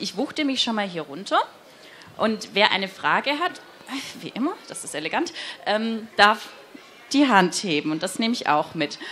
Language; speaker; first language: German; native; German